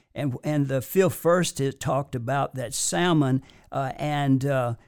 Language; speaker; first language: English; native; English